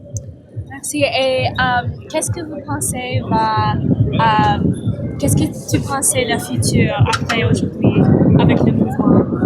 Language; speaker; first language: French; non-native, learner; English